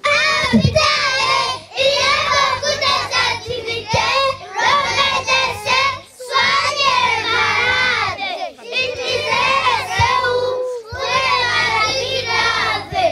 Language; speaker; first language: French; non-native, learner; Kinyarwanda